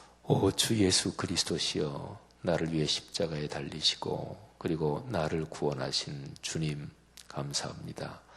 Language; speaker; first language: Korean; native; Korean